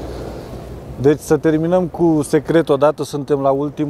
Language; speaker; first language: Romanian; native; Romanian